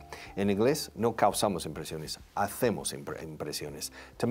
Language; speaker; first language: Spanish; non-native, fluent; English